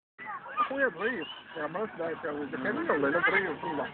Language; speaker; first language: Arabic; native; Arabic